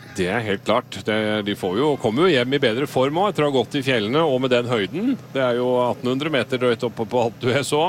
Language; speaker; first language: Norwegian; native; Norwegian